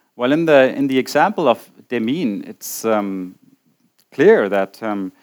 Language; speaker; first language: English; non-native, fluent; German